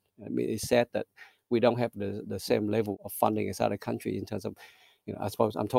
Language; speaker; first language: English; early bilingual, other home language; Vietnamese